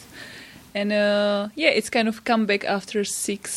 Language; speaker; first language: English; non-native, fluent; Czech